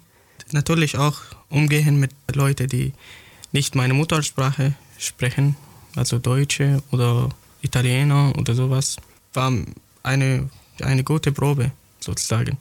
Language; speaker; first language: German; non-native, fluent; Arabic